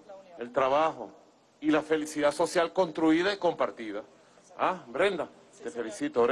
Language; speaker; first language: Spanish; native; Spanish